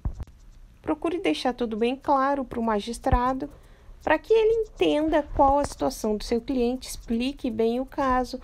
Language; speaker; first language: Portuguese; native; Portuguese